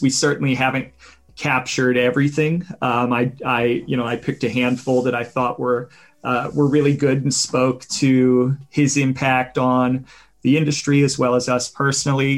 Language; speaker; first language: English; native; English